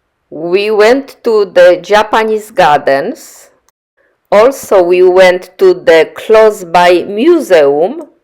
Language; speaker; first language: English; non-native, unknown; Polish